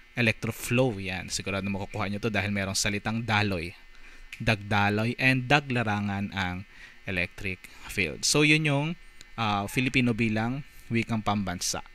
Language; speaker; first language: Filipino; native; Filipino